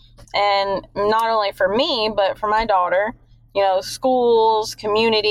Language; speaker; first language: English; native; English